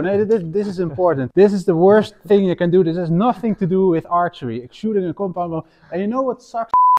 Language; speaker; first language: English; non-native, fluent; Dutch